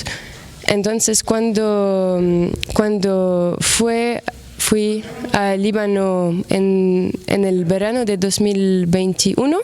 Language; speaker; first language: Spanish; non-native, fluent; Arabic